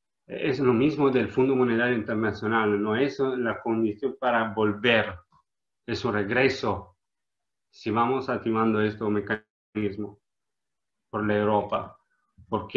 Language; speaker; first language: Spanish; non-native, learner; Italian